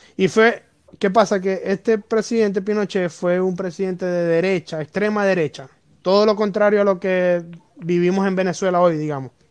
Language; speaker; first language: Spanish; native; Spanish